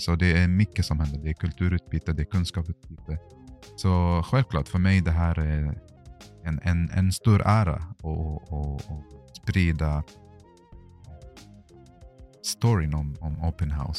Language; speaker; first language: Swedish; non-native, fluent; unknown